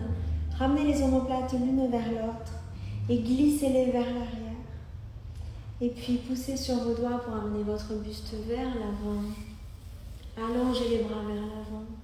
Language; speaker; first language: French; native; French